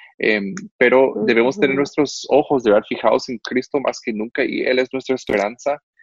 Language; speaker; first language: Spanish; non-native, fluent; English